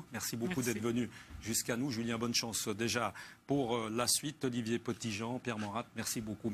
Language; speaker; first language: French; native; French